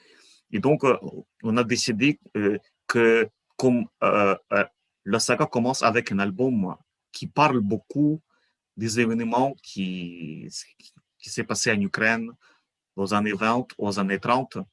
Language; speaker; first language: French; non-native, fluent; Ukrainian